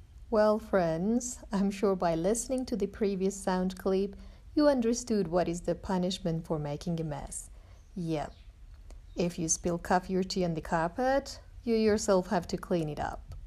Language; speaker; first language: English; non-native, fluent; Persian